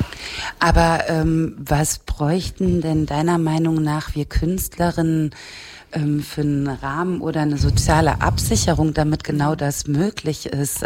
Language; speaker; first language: German; native; German